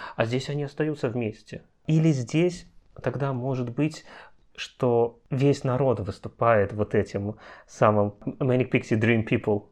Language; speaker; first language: Russian; native; Russian